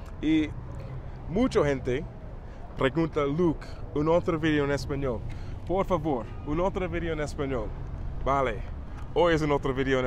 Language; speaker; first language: Spanish; non-native, learner; English